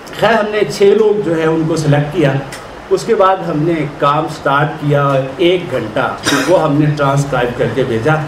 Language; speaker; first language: Urdu; non-native, local second language; Punjabi